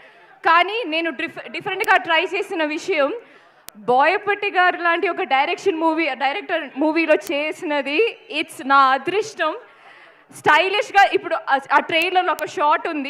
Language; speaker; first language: Telugu; non-native, local second language; Malayalam